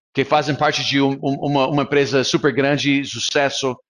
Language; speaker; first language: Portuguese; non-native, fluent; English